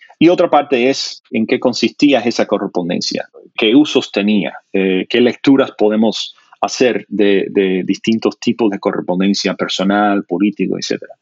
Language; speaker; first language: Spanish; non-native, fluent; English